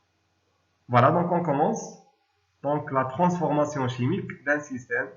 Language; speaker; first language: French; non-native, local second language; Arabic